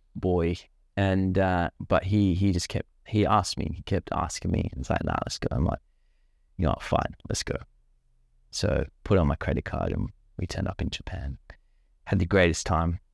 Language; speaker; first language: English; non-native, local second language; Sinhala